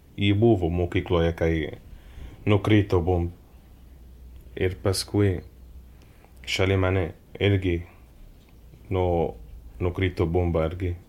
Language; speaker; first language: Lithuanian; non-native, learner; Arabic